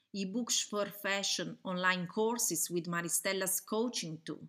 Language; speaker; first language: English; non-native, fluent; Italian